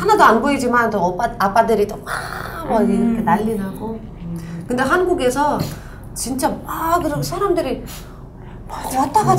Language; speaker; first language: Korean; non-native, local second language; Uzbek